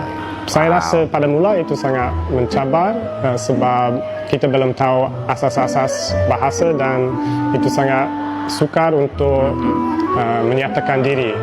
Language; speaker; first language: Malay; non-native, fluent; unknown